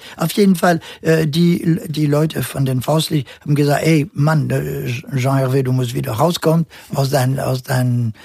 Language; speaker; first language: German; non-native, fluent; French